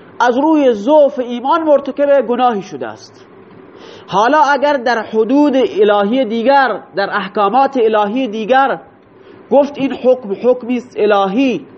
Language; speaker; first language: Persian; non-native, local second language; Baluchi